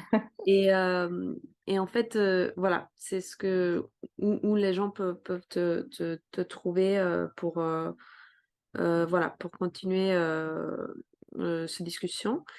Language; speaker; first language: French; non-native, fluent; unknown